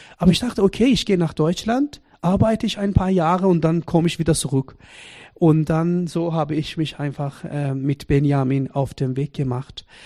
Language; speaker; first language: German; non-native, fluent; Persian